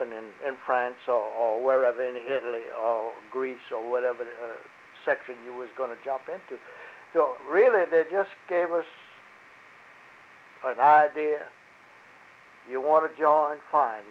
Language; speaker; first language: English; early bilingual, other home language; French